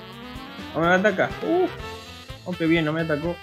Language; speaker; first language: Spanish; native; Spanish